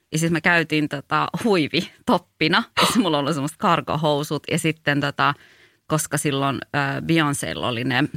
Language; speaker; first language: Finnish; early bilingual, other home language; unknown